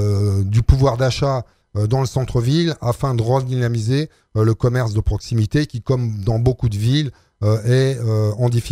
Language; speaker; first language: French; native; French